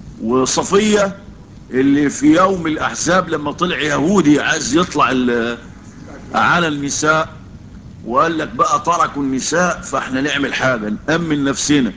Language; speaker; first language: Arabic; native; Arabic